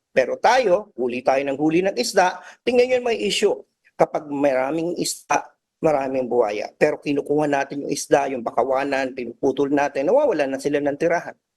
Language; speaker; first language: Filipino; native; Filipino